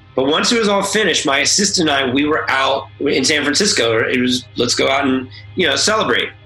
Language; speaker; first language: English; native; English